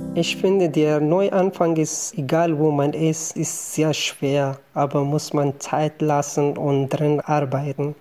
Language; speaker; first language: German; non-native, learner; Pashto